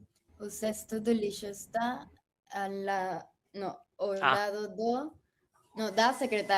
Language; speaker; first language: Portuguese; non-native, learner; Spanish